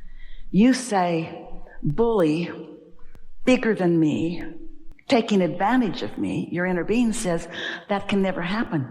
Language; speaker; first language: English; native; English